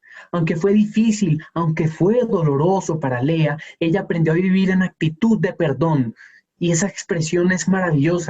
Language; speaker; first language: Spanish; native; Spanish